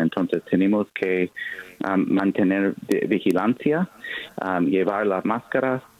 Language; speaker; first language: Spanish; non-native, fluent; English